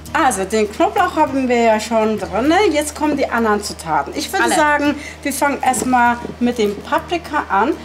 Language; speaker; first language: German; early bilingual, other home language; Turkish